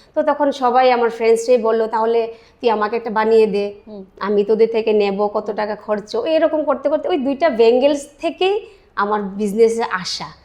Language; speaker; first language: Bangla; native; Bangla